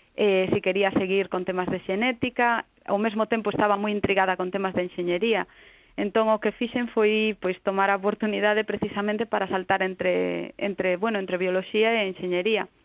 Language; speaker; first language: Galician; non-native, local second language; Spanish